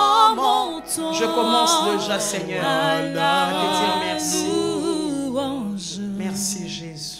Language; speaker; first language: French; non-native, local second language; Lingala